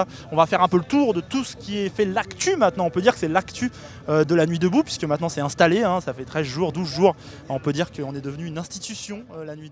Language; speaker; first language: French; native; French